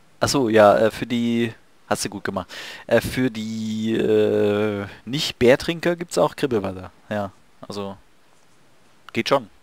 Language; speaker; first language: German; native; German